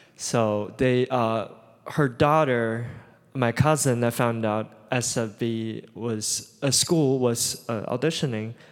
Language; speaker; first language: English; non-native, fluent; Chinese